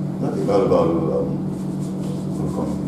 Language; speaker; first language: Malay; non-native, learner; Japanese